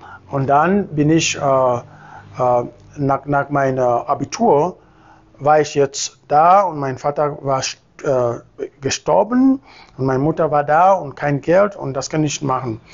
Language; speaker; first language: German; non-native, fluent; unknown